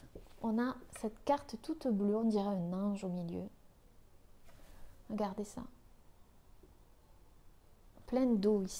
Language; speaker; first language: French; native; French